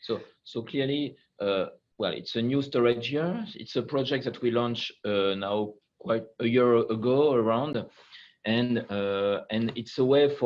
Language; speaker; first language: English; non-native, fluent; French